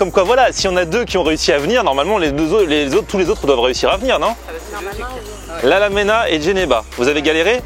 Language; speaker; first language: French; native; French